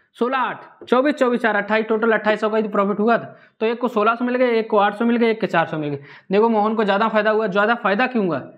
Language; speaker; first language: Hindi; native; Hindi